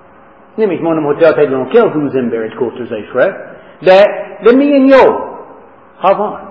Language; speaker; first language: Hungarian; non-native, fluent; English